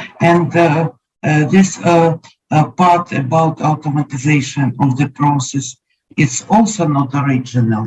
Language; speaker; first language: English; non-native, learner; Ukrainian